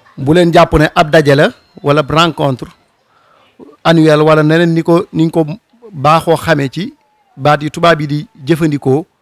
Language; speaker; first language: Wolof; native; Wolof